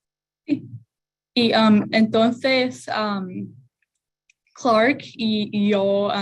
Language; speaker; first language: Spanish; non-native, learner; English